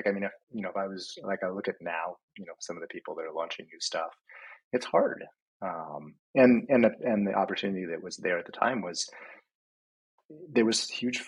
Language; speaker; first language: English; native; English